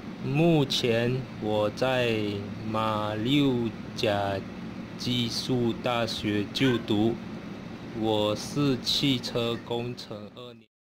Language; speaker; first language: Chinese; non-native, learner; Malay